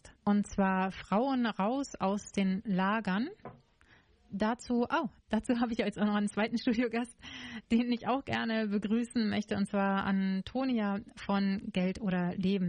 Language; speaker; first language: German; native; German